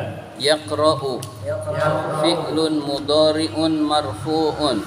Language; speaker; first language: Arabic; non-native, fluent; Indonesian